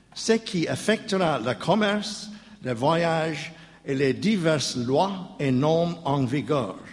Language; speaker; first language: French; non-native, learner; English